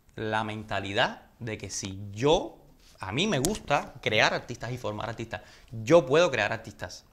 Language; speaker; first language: Spanish; native; Spanish